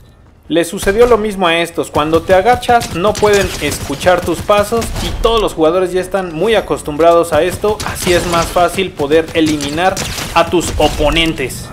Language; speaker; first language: Spanish; native; Spanish